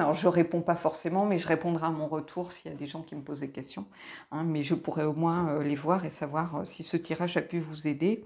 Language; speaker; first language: French; native; French